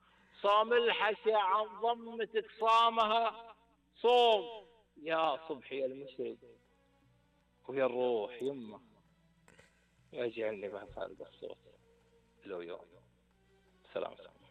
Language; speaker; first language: Arabic; native; Arabic